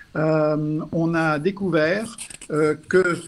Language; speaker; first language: French; non-native, fluent; English